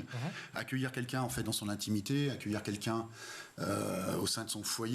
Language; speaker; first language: French; native; French